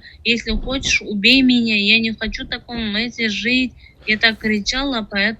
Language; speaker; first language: Russian; non-native, learner; Tajik